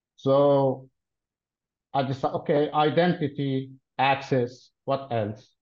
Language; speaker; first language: English; non-native, fluent; Arabic